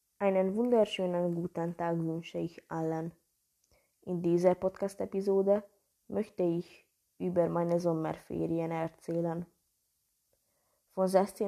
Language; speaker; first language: German; non-native, learner; Hungarian